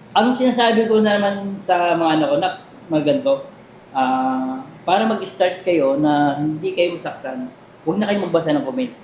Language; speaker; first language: Filipino; native; Filipino